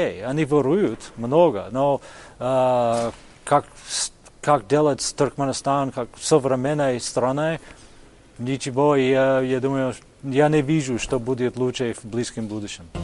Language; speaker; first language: Russian; non-native, fluent; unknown